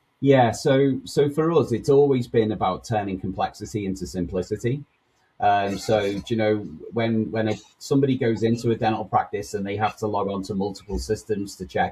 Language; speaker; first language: English; native; English